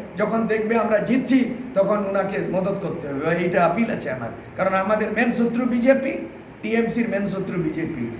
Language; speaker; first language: Bangla; non-native, local second language; Santali